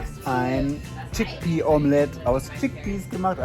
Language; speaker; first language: German; native; German